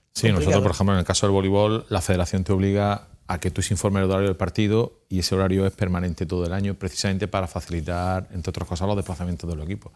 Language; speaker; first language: Spanish; native; Spanish